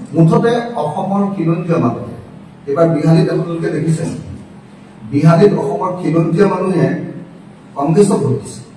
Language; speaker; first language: Assamese; native; Assamese